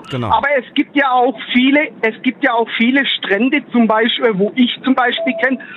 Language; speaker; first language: German; native; German